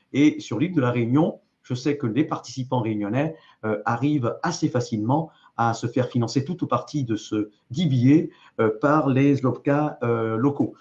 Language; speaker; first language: French; native; French